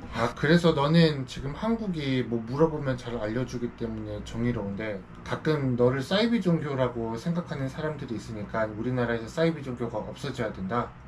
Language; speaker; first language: Korean; native; Korean